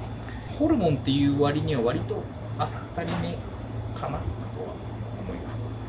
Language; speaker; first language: Japanese; native; Japanese